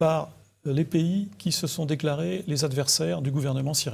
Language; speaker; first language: French; native; French